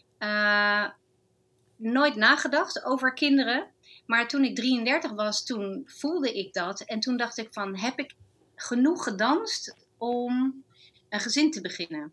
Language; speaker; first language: Dutch; non-native, fluent; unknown